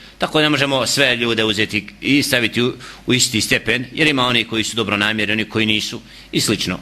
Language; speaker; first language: Bosnian; native; Bosnian